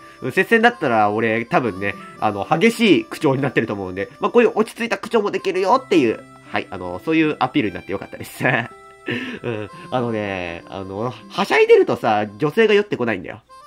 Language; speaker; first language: Japanese; native; Japanese